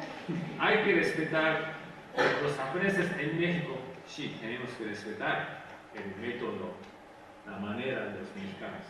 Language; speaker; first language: Spanish; non-native, fluent; Japanese